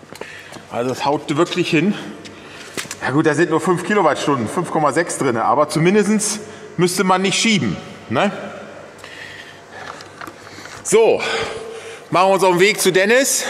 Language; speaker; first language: German; native; German